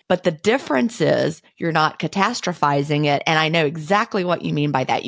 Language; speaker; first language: English; native; English